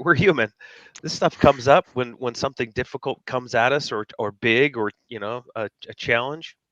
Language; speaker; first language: English; native; English